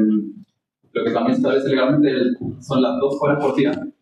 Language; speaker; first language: Spanish; native; Spanish